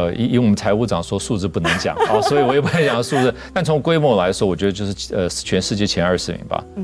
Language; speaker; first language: Chinese; non-native, fluent; English